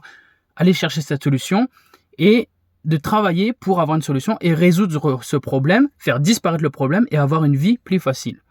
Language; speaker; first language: French; native; French